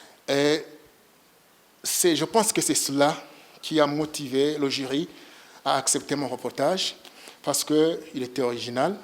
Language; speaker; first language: French; non-native, local second language; Rundi